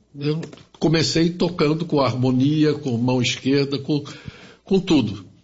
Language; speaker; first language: Portuguese; early bilingual, other home language; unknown